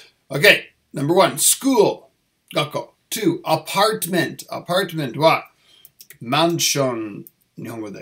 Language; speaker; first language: English; native; English